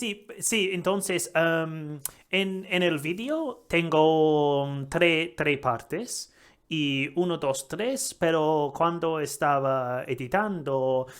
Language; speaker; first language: Spanish; non-native, learner; English